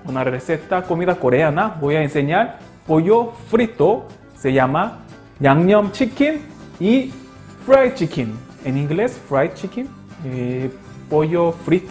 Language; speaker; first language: Spanish; non-native, local second language; Korean